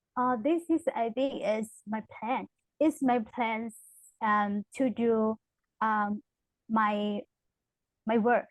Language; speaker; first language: English; non-native, learner; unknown